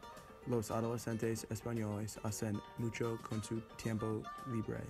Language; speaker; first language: Spanish; non-native, learner; English